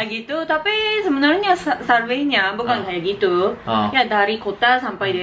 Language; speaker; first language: Indonesian; non-native, learner; Japanese